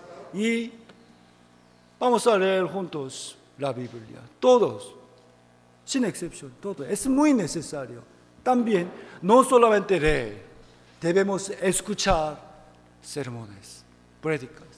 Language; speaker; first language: Spanish; non-native, fluent; Korean